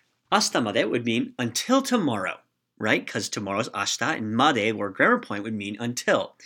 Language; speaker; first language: English; native; English